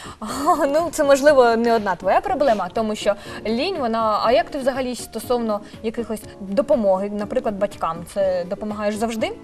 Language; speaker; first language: Ukrainian; native; Ukrainian